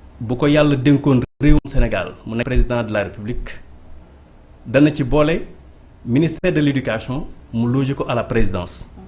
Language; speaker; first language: Wolof; native; Wolof